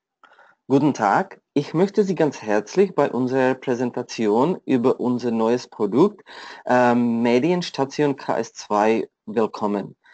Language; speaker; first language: German; non-native, fluent; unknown